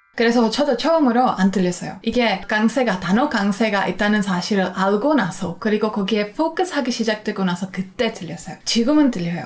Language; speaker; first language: Korean; non-native, fluent; Czech